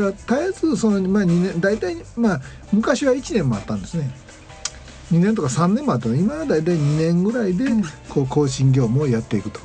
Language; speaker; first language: Japanese; native; Japanese